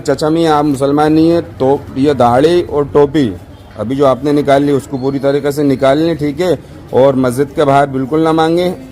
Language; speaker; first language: Hindi; native; Hindi